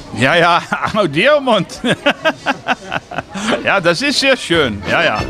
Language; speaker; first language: German; non-native, learner; Dutch